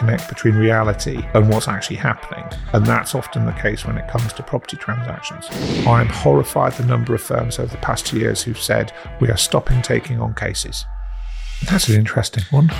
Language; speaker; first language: English; native; English